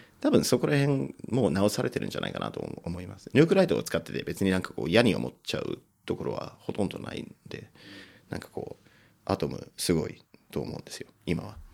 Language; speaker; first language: Japanese; non-native, fluent; English